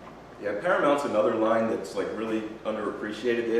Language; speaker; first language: English; native; English